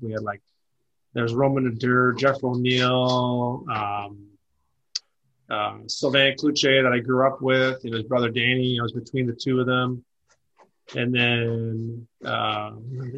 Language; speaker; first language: English; native; English